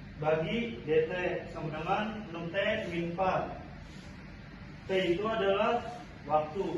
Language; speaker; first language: Indonesian; native; Indonesian